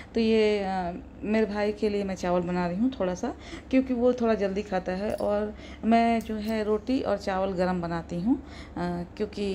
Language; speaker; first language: Hindi; native; Hindi